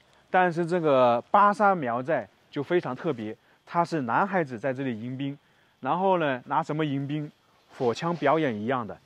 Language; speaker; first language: Chinese; native; Chinese